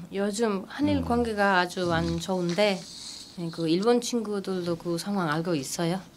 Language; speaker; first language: Korean; non-native, fluent; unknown